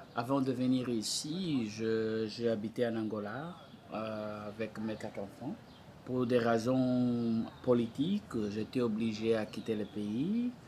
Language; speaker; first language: French; non-native, fluent; Portuguese